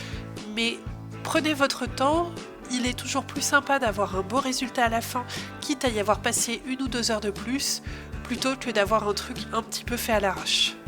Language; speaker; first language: French; native; French